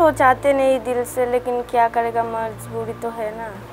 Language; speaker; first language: Hindi; non-native, local second language; Bangla